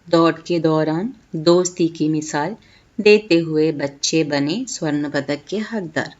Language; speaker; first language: Hindi; non-native, local second language; Malayalam